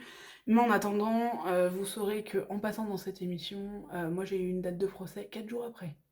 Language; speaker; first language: French; native; French